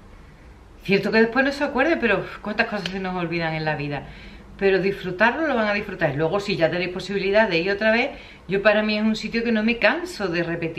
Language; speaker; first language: Spanish; native; Spanish